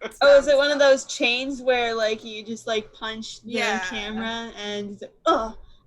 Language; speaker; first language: English; native; English